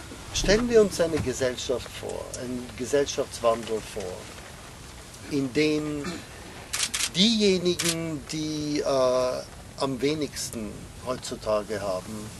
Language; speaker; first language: German; non-native, fluent; English